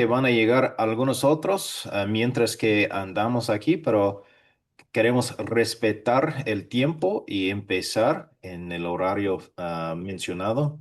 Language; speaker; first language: Spanish; non-native, fluent; English